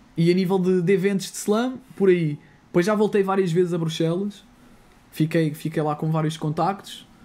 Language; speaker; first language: Portuguese; native; Portuguese